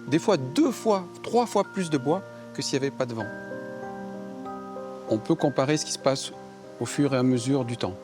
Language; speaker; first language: French; native; French